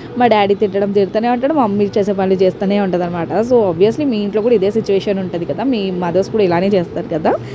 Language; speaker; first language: Telugu; non-native, local second language; Tamil